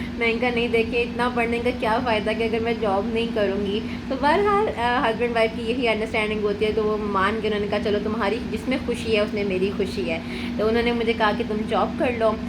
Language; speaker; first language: Urdu; native; Urdu